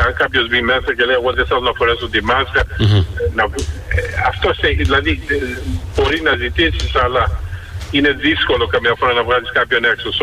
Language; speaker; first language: Greek; early bilingual, heritage; Greek